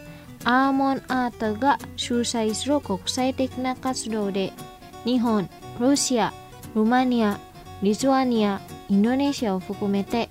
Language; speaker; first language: Japanese; non-native, fluent; Indonesian